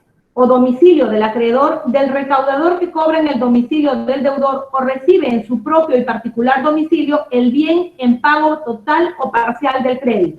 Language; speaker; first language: Spanish; native; Spanish